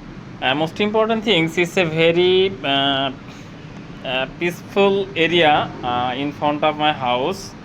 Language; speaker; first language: English; non-native, learner; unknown